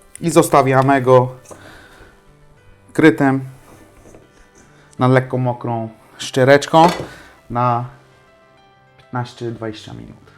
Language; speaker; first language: Polish; non-native, fluent; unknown